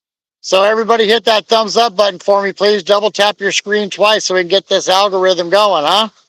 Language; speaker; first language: English; native; English